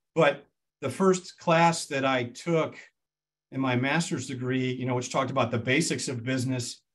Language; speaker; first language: English; native; English